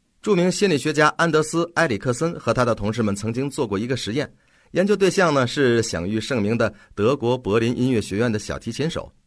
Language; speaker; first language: Chinese; native; Chinese